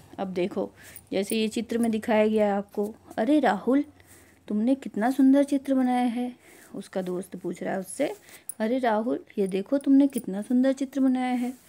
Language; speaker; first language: Hindi; native; Hindi